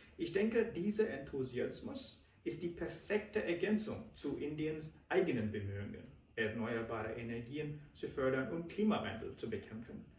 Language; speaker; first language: German; non-native, fluent; Telugu